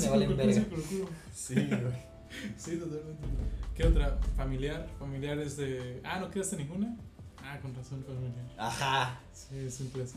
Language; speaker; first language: Spanish; native; Spanish